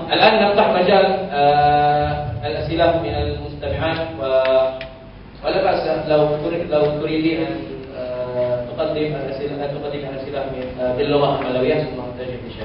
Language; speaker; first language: Arabic; non-native, fluent; Malay